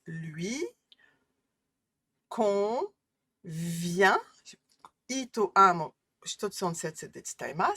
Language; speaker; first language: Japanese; non-native, fluent; French